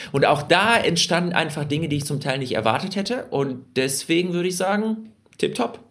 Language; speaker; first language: German; early bilingual, other home language; Russian